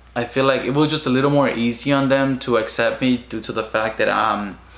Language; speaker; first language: English; early bilingual, other home language; Spanish